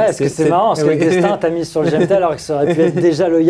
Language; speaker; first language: French; native; French